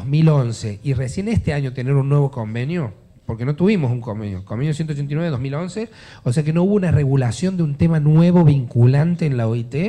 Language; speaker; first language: Spanish; native; Spanish